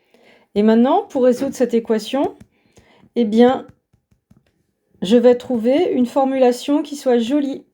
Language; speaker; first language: French; native; French